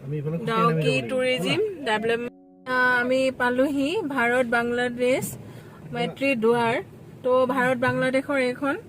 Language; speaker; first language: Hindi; non-native, local second language; Assamese